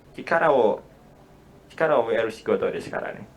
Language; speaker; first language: Japanese; non-native, fluent; Indonesian